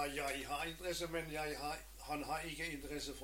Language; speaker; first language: Norwegian; non-native, learner; German